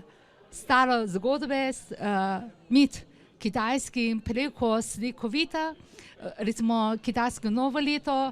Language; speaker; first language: Slovenian; non-native, learner; Chinese